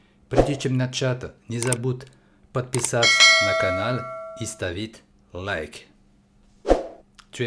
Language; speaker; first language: Russian; non-native, fluent; French